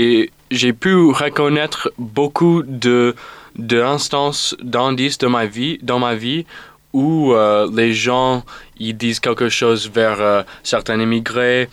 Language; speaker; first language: French; non-native, fluent; English